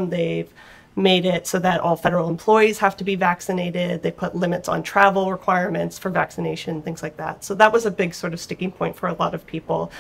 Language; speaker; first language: English; native; English